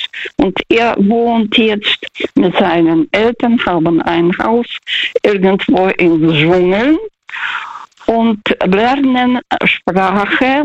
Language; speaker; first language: German; non-native, learner; Russian